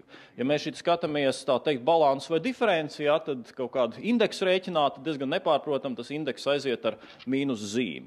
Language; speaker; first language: Latvian; native; Latvian